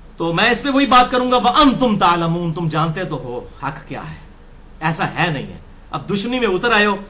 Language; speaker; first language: Urdu; non-native, local second language; Punjabi